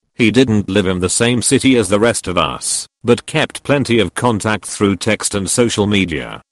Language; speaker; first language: English; early bilingual, other home language; Serbian